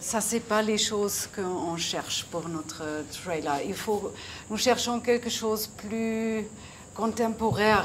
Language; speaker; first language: French; non-native, fluent; German